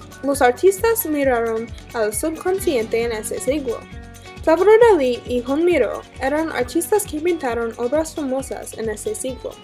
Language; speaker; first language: Spanish; non-native, learner; English